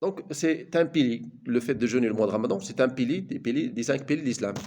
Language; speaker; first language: French; non-native, local second language; Arabic